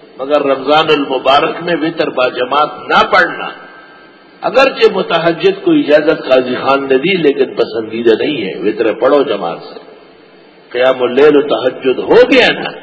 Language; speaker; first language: Urdu; non-native, local second language; Pashto